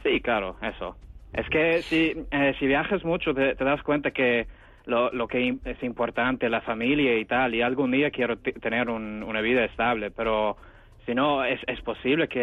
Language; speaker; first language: Spanish; non-native, fluent; English